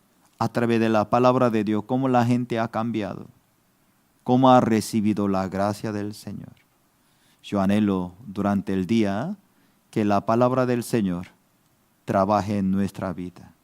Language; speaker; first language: Spanish; non-native, fluent; Korean